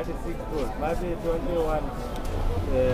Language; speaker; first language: Arabic; non-native, learner; Hindi